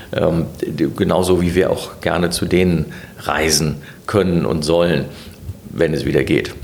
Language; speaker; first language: German; native; German